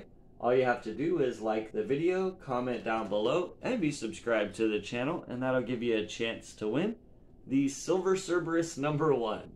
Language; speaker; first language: English; native; English